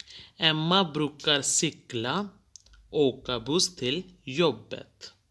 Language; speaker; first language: Swedish; non-native, fluent; Hindi